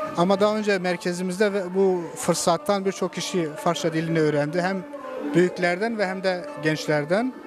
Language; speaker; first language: Turkish; non-native, local second language; Zaza